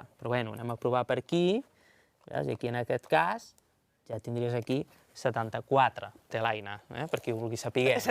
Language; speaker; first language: Catalan; native; Catalan